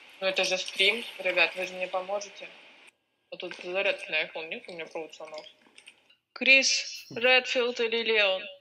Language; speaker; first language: Russian; native; Russian